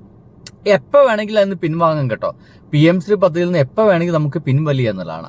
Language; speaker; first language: Malayalam; native; Malayalam